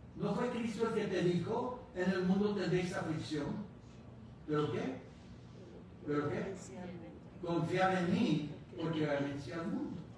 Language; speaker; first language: Spanish; early bilingual, heritage; Spanish